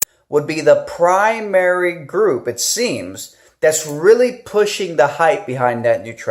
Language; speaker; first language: English; native; English